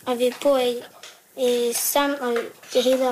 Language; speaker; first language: Danish; early bilingual, heritage; Danish